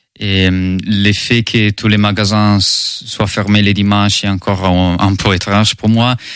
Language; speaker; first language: French; non-native, learner; Italian